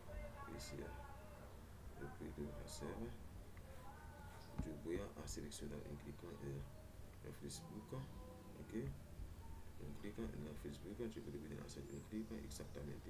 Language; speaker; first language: Spanish; non-native, learner; Haitian Creole